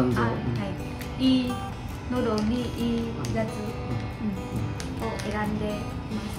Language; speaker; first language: Japanese; non-native, learner; Vietnamese